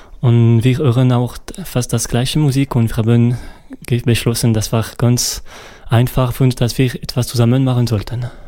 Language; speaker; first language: German; non-native, local second language; French